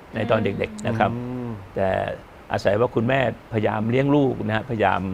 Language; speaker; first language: Thai; native; Thai